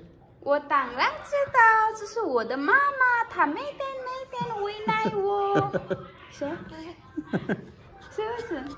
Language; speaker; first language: Chinese; non-native, learner; Nepali